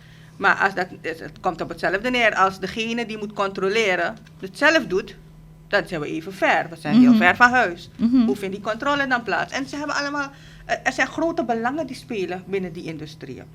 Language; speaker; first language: Dutch; native; Dutch